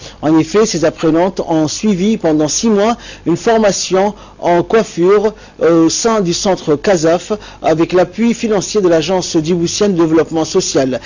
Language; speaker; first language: French; non-native, local second language; Somali